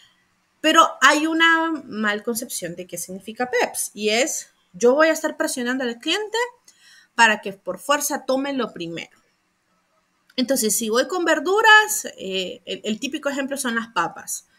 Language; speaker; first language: Spanish; native; Spanish